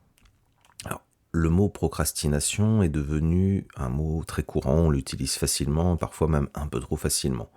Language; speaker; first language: French; native; French